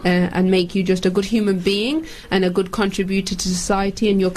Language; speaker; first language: English; native; English